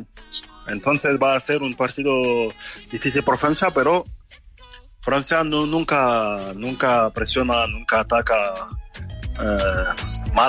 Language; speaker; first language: Spanish; non-native, fluent; French